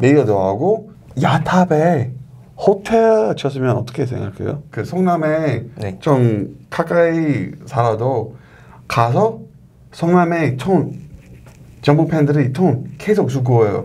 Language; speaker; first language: Korean; non-native, learner; English